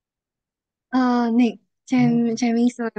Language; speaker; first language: Korean; non-native, learner; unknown